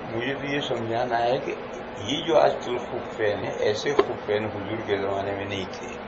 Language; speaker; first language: Urdu; non-native, local second language; Gujarati